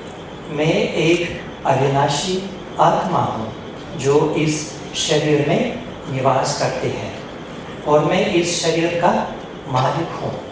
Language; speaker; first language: Hindi; non-native, fluent; Russian